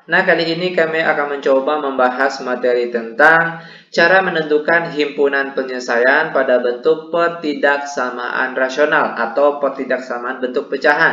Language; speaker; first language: Indonesian; native; Indonesian